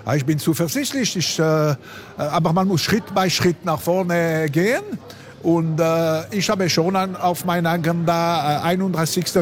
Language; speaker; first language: German; non-native, local second language; French